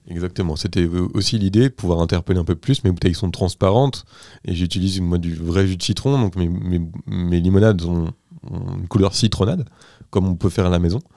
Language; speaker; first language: French; native; French